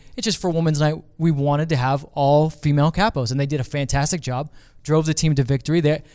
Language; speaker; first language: English; native; English